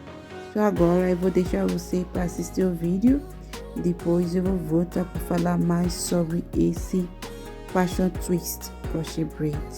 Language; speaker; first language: Portuguese; non-native, learner; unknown